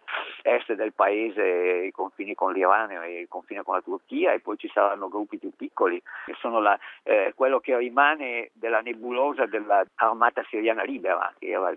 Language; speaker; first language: Italian; native; Italian